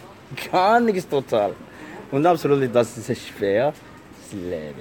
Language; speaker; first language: German; non-native, learner; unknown